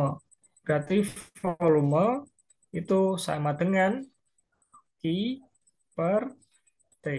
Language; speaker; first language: Indonesian; native; Indonesian